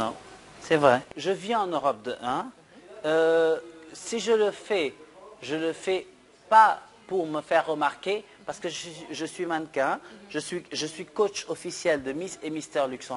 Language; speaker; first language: French; non-native, local second language; Wolof